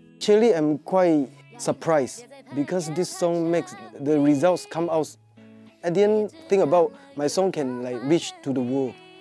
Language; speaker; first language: English; non-native, local second language; Chinese